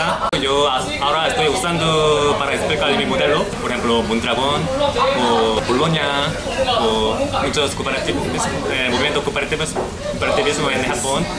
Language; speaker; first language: Spanish; non-native, learner; Korean